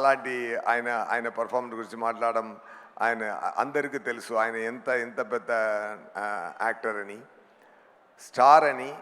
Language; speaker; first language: Telugu; non-native, learner; Tamil